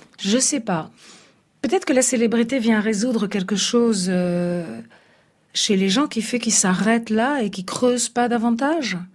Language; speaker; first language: French; early bilingual, other home language; Italian